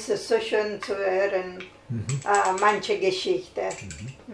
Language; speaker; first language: German; non-native, learner; Italian